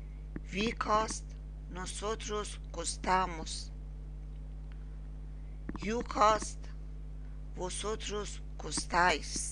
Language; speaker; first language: Spanish; non-native, learner; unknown